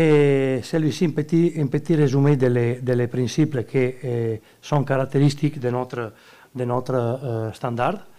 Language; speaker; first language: French; non-native, learner; Italian